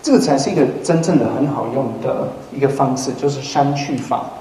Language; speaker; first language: Chinese; non-native, fluent; English